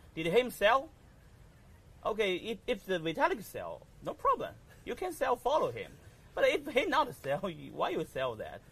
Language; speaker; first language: English; non-native, learner; Chinese